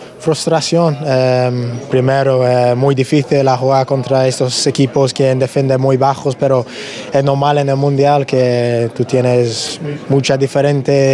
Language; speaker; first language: Spanish; non-native, learner; English